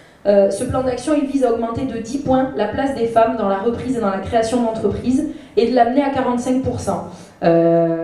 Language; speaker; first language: French; native; French